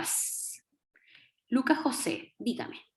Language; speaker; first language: Spanish; native; Spanish